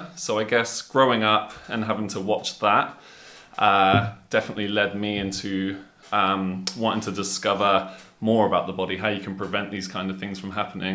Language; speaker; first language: English; native; English